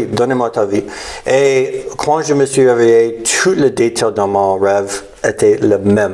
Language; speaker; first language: French; non-native, learner; English